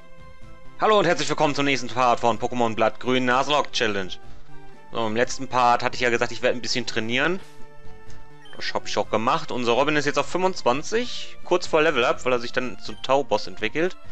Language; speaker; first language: German; native; German